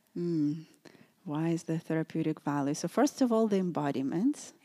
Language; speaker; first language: English; non-native, fluent; Russian